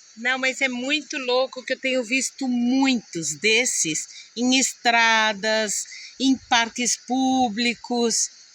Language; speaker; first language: Portuguese; native; Portuguese